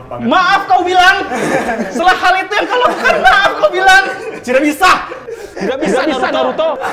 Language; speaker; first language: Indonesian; native; Indonesian